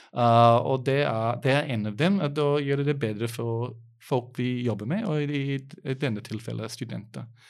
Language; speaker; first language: Norwegian; non-native, fluent; English